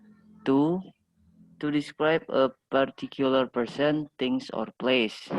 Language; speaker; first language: English; non-native, learner; Indonesian